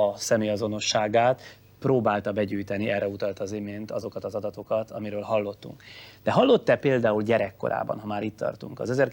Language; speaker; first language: Hungarian; native; Hungarian